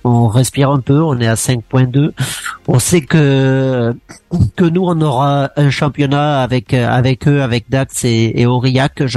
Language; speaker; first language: French; native; French